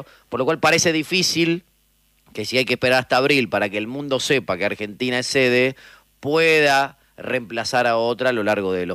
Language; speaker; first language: Spanish; native; Spanish